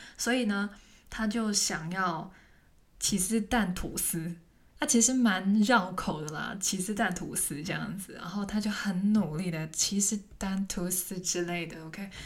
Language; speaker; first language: Chinese; non-native, local second language; Cantonese